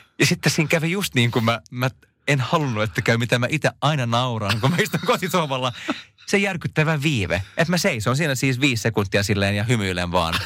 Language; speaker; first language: Finnish; non-native, local second language; Swedish